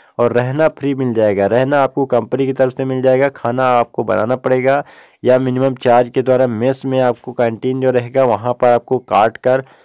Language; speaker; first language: Hindi; native; Hindi